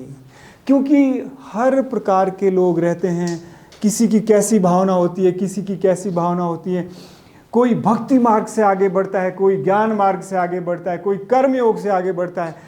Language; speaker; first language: Hindi; native; Hindi